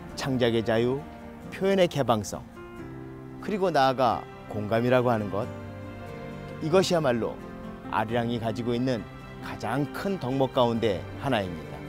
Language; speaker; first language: Korean; native; Korean